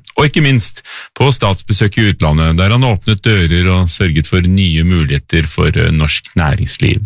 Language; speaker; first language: Norwegian; native; Norwegian